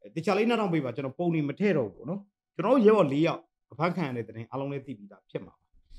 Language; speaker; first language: Burmese; non-native, local second language; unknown